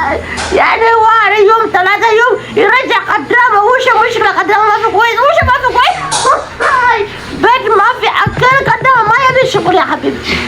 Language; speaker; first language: Arabic; non-native, learner; Oromo